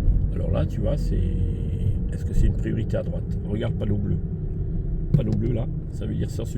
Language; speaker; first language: French; native; French